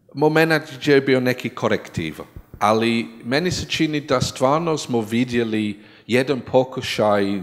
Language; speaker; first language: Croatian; non-native, learner; English